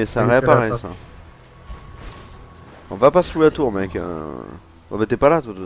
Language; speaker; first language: French; native; French